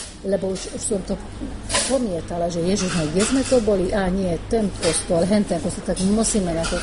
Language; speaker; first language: Slovak; non-native, local second language; Hungarian